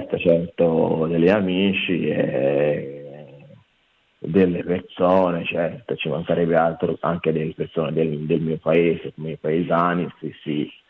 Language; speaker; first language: Italian; non-native, fluent; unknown